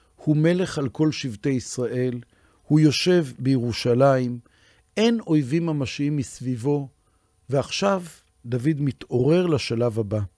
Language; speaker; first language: Hebrew; native; Hebrew